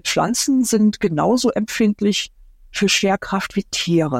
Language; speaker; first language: German; native; German